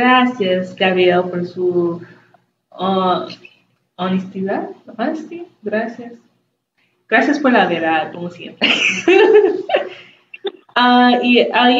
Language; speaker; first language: Spanish; non-native, learner; English